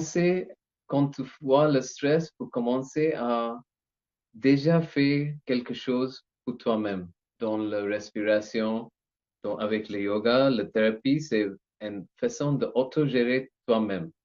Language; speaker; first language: French; non-native, learner; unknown